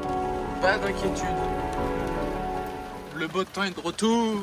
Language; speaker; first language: French; native; French